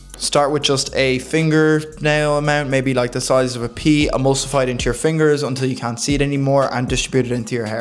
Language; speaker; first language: English; native; English